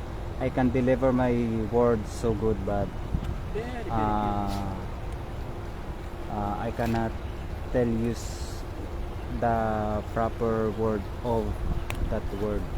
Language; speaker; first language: English; non-native, local second language; Filipino